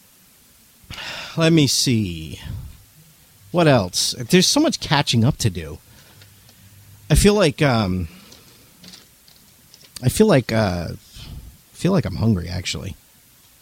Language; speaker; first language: English; native; English